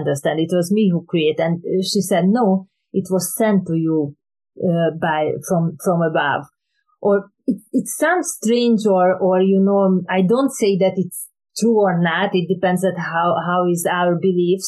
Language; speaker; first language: English; non-native, fluent; Hungarian